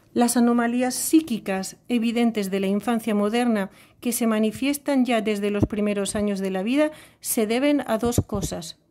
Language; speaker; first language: Spanish; native; Spanish